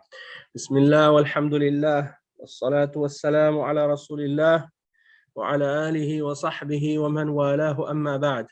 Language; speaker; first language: Arabic; non-native, fluent; French